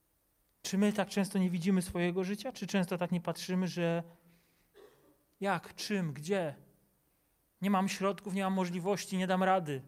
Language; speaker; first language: Polish; native; Polish